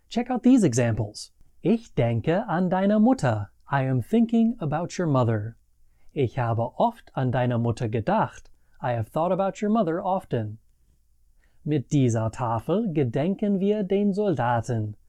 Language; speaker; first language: German; non-native, fluent; English